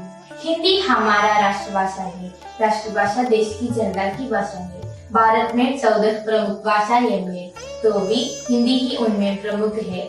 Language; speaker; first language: Hindi; non-native, local second language; Malayalam